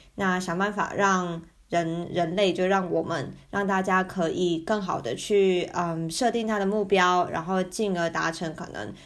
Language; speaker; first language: Chinese; native; Chinese